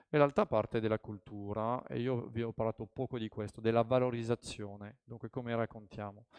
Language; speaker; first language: Italian; non-native, fluent; French